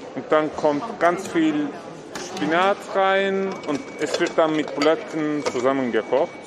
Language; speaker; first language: German; non-native, fluent; Turkish